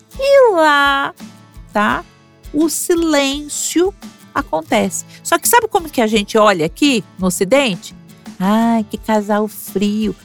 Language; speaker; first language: Portuguese; native; Portuguese